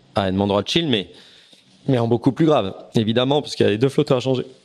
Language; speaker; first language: French; native; French